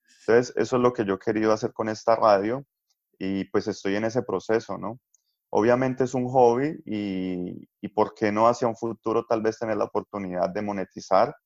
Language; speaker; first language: Spanish; native; Spanish